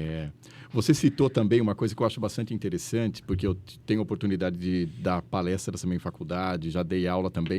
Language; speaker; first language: Portuguese; native; Portuguese